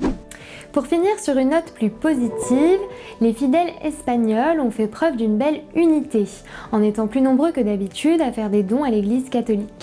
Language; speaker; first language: French; native; French